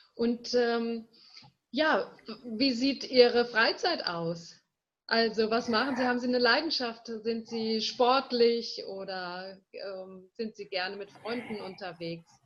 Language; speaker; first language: German; native; German